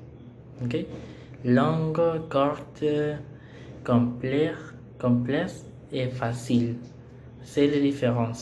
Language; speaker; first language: French; non-native, learner; Spanish